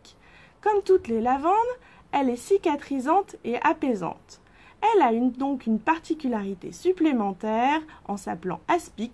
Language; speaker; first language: French; native; French